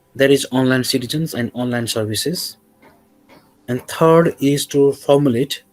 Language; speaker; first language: English; non-native, local second language; Nepali